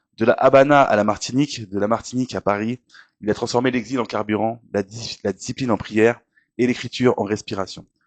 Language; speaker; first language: French; native; French